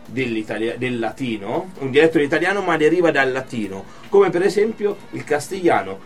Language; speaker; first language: Italian; native; Italian